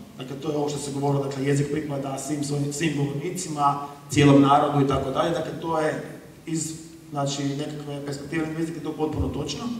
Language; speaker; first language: Croatian; native; Croatian